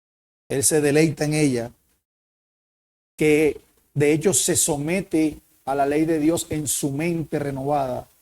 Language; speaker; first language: Spanish; native; Spanish